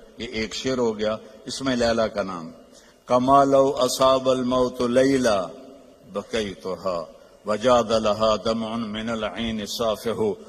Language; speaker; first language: Urdu; non-native, local second language; Punjabi